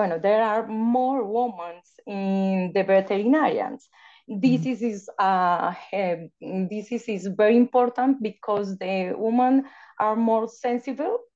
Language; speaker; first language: English; non-native, learner; Spanish